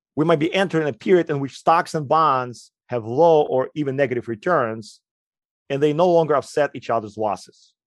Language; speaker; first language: English; non-native, fluent; Ukrainian